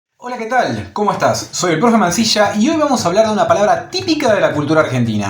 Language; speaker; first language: Spanish; native; Spanish